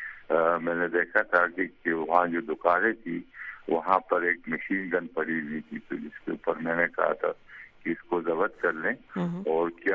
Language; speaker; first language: Urdu; native; Urdu